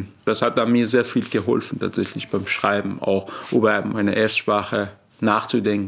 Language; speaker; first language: German; non-native, fluent; Persian